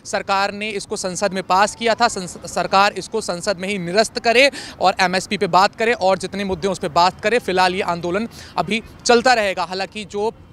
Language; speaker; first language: Hindi; native; Hindi